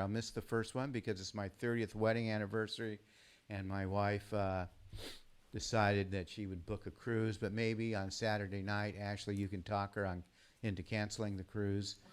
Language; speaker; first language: English; native; English